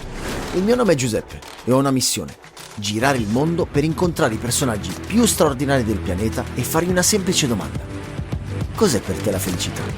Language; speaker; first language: Italian; native; Italian